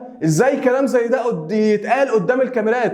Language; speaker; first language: Arabic; native; Arabic